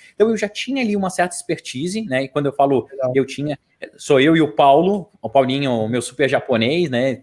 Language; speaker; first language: Portuguese; native; Portuguese